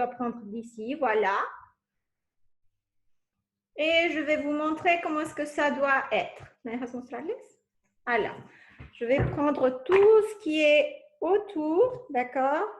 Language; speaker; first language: French; non-native, fluent; Spanish